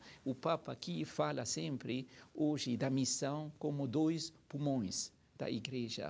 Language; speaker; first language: Portuguese; non-native, fluent; Arabic